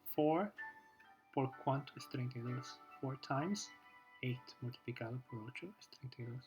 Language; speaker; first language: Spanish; non-native, fluent; English